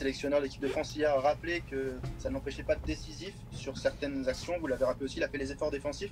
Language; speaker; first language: French; native; French